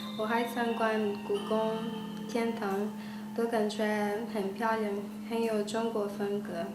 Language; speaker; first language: Chinese; non-native, learner; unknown